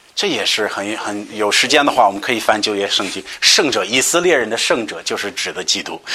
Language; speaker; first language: Chinese; non-native, fluent; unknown